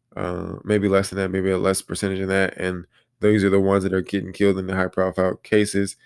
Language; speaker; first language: English; native; English